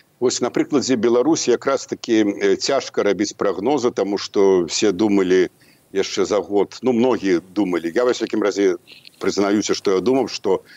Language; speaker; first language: Belarusian; native; Belarusian